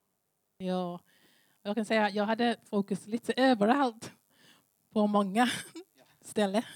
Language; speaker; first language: Swedish; non-native, learner; English